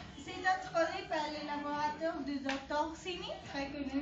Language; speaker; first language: French; non-native, learner; Spanish